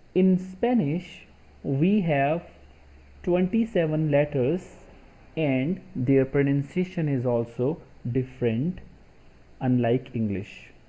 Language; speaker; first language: English; non-native, local second language; Hindi